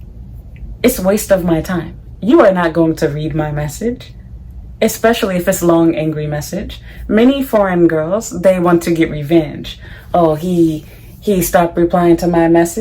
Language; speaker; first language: English; non-native, learner; Japanese